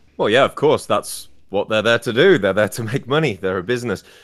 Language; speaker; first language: English; native; English